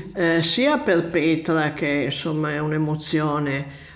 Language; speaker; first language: Italian; native; Italian